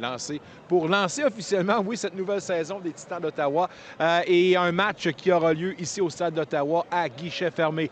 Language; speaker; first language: French; native; French